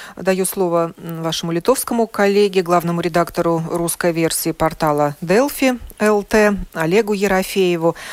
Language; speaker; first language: Russian; native; Russian